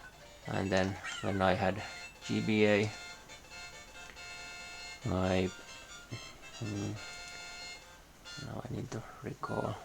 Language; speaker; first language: English; non-native, fluent; Finnish